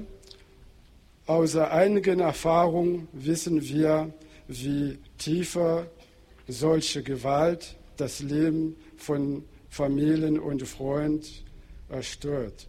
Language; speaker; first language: German; non-native, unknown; Portuguese